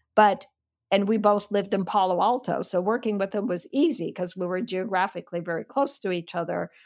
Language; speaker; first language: English; non-native, fluent; Armenian